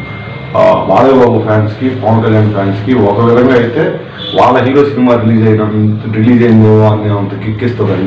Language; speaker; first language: Telugu; native; Telugu